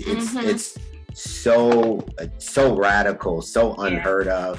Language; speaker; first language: English; native; English